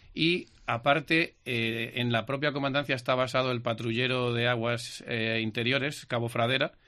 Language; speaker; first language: Spanish; native; Spanish